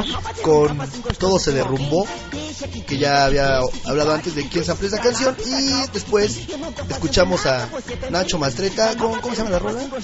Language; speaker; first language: Spanish; native; Spanish